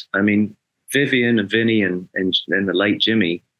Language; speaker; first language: English; native; English